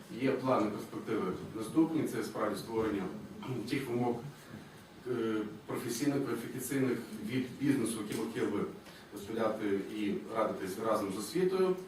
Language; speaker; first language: Ukrainian; native; Ukrainian